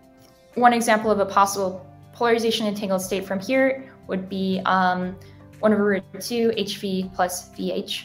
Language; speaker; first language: English; native; English